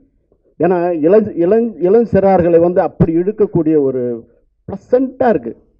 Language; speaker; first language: Tamil; native; Tamil